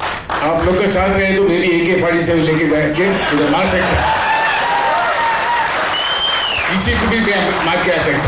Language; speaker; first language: Hindi; non-native, local second language; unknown